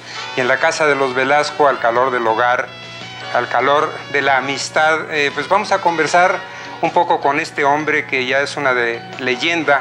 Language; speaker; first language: Spanish; native; Spanish